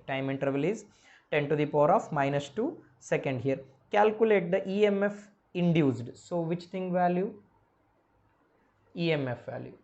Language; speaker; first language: English; non-native, local second language; Kannada